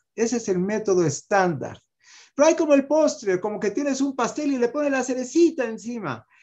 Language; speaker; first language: Spanish; native; Spanish